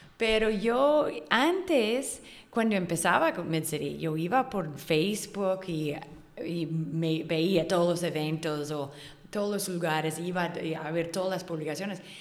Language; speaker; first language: Spanish; non-native, fluent; English